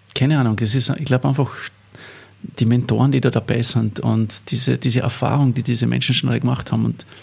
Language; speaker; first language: German; native; German